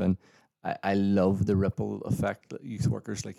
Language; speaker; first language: English; native; English